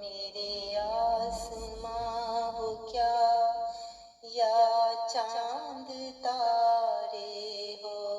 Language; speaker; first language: Urdu; native; Urdu